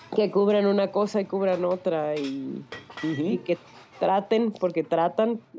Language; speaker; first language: Spanish; native; Spanish